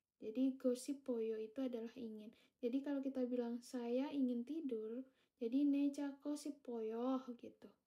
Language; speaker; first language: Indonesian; native; Indonesian